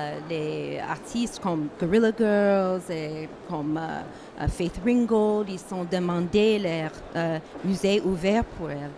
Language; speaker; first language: French; non-native, learner; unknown